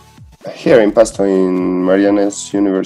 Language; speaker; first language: English; non-native, learner; Spanish